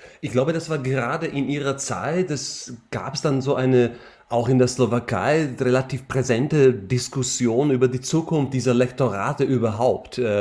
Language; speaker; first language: German; non-native, fluent; Slovak